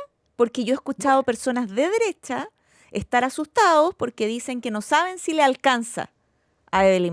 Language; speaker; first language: Spanish; native; Spanish